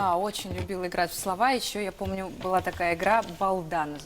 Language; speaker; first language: Russian; native; Russian